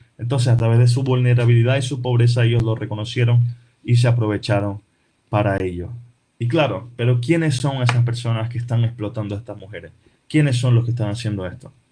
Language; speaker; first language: Spanish; early bilingual, other home language; Portuguese